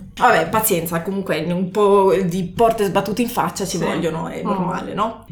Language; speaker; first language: Italian; native; Italian